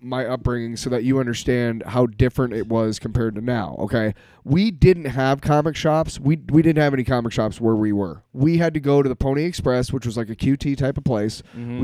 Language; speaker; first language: English; native; English